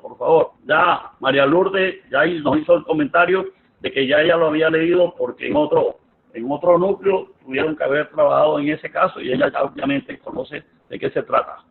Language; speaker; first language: Spanish; native; Spanish